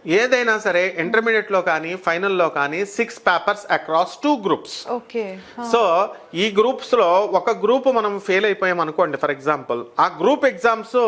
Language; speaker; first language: Telugu; native; Telugu